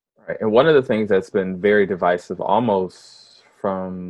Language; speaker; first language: English; native; English